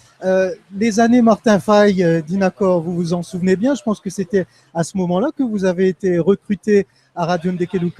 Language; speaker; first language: French; native; French